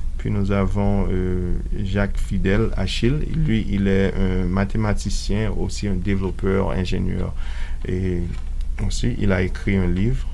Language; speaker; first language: French; non-native, local second language; Haitian Creole